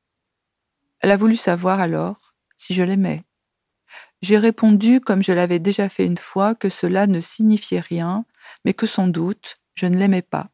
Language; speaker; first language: French; native; French